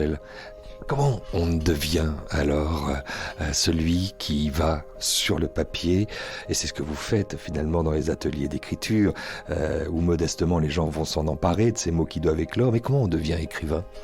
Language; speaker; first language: French; native; French